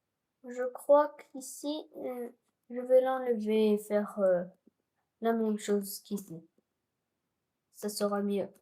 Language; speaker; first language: French; non-native, local second language; Arabic